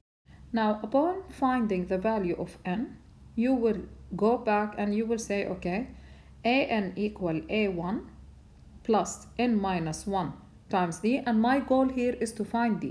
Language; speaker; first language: English; non-native, fluent; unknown